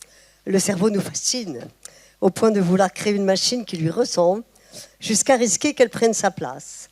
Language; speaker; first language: French; native; French